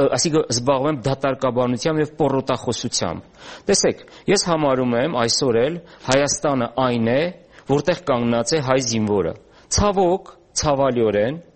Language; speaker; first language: Armenian; native; Armenian